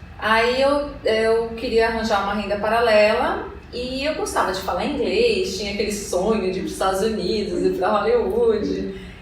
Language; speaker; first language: Portuguese; native; Portuguese